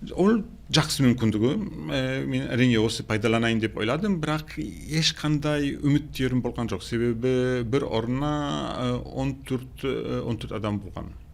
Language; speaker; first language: Kazakh; non-native, fluent; Polish